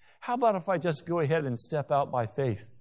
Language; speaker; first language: English; native; English